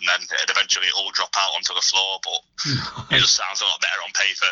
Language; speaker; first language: English; native; English